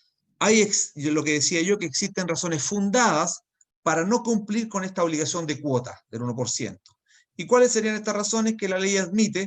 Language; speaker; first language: Spanish; native; Spanish